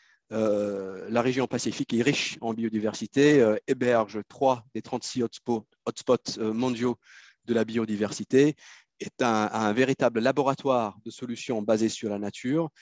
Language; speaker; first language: French; native; French